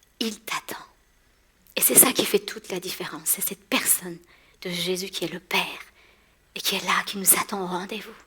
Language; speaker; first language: French; early bilingual, other home language; Persian